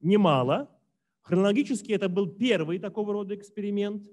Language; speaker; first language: Russian; native; Russian